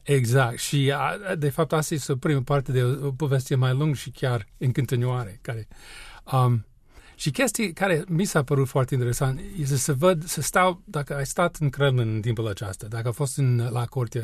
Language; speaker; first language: Romanian; non-native, learner; English